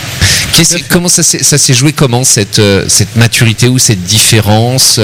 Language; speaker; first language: French; native; French